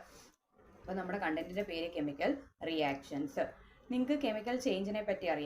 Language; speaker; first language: Malayalam; native; Malayalam